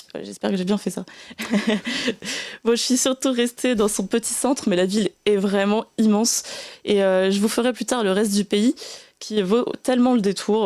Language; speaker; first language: French; native; French